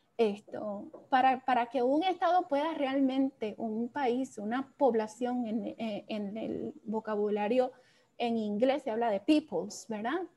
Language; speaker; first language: Spanish; native; Spanish